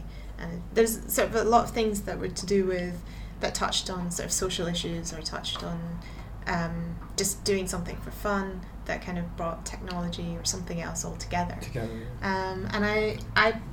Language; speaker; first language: English; native; English